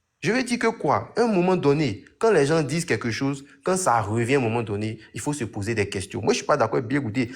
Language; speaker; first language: French; native; French